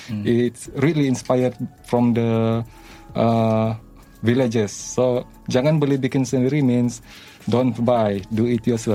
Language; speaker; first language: English; non-native, learner; Malay